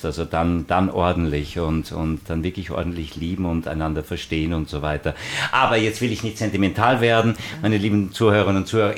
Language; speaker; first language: German; native; German